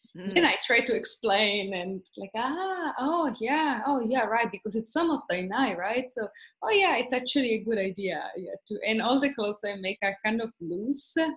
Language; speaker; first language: English; non-native, fluent; Italian